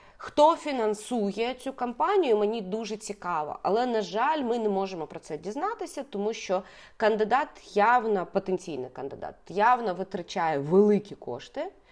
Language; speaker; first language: Ukrainian; native; Ukrainian